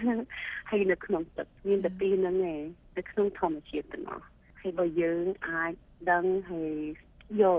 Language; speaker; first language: Khmer; early bilingual, heritage; Khmer